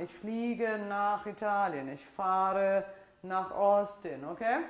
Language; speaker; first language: German; non-native, fluent; Italian